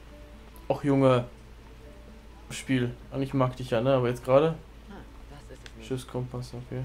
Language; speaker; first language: German; native; German